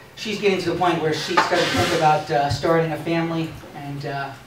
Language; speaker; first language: English; native; English